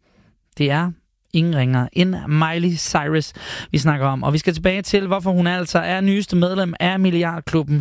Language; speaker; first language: Danish; native; Danish